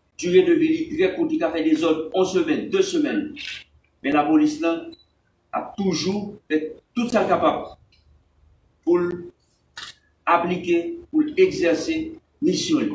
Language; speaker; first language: French; non-native, local second language; Haitian Creole